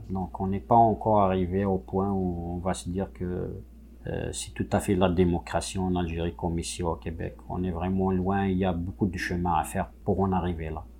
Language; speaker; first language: French; non-native, local second language; Kabyle